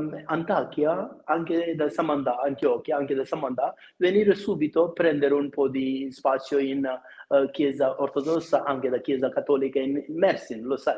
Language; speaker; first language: Italian; non-native, fluent; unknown